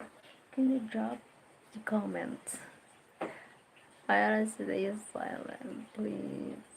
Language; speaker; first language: English; non-native, learner; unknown